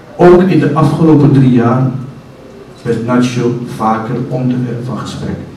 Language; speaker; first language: Dutch; native; Dutch